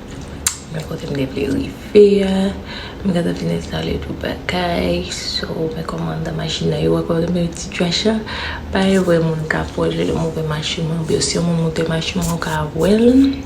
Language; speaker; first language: French; non-native, learner; Haitian Creole